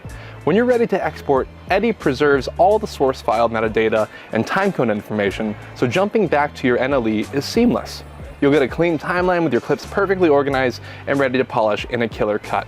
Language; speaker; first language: English; native; English